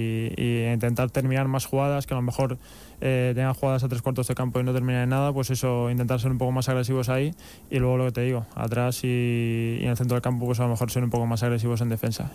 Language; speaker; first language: Spanish; native; Spanish